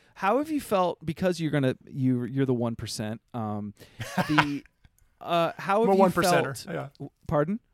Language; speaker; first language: English; native; English